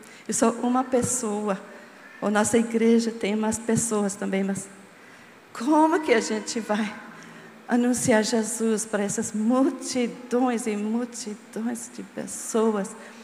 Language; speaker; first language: Portuguese; non-native, fluent; English